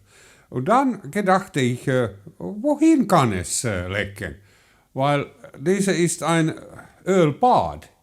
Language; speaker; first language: German; non-native, learner; Finnish